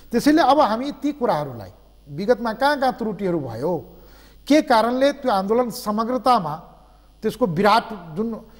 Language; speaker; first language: Nepali; non-native, local second language; Maithili